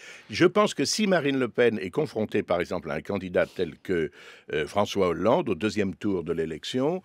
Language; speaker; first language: French; native; French